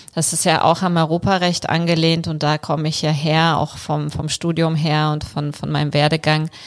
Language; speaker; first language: German; early bilingual, other home language; Bulgarian